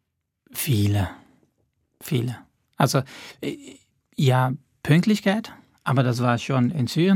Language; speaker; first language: German; non-native, fluent; Arabic